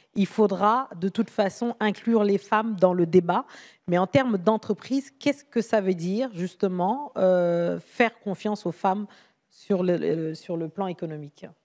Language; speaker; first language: French; native; French